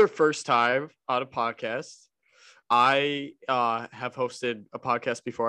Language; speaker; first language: English; native; English